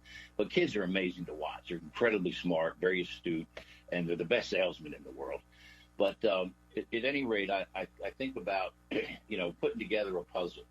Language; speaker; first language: English; native; English